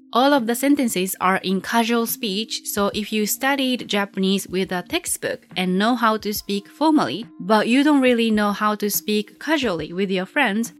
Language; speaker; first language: English; non-native, fluent; Japanese